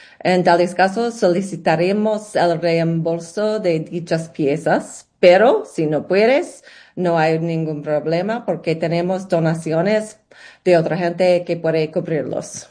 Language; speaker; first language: Spanish; non-native, learner; English